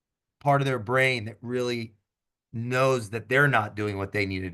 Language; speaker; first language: English; native; English